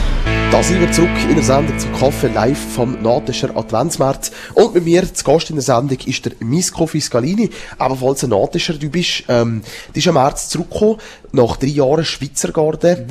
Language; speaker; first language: German; native; German